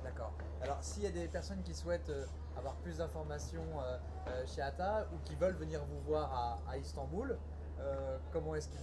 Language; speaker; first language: French; native; French